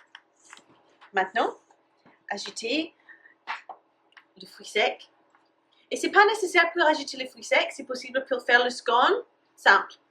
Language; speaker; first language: French; non-native, learner; English